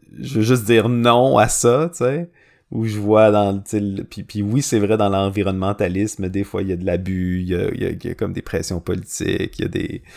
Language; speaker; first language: French; native; French